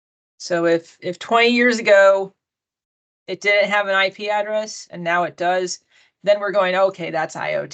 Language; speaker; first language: English; native; English